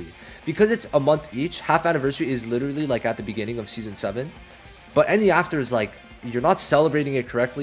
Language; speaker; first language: English; native; English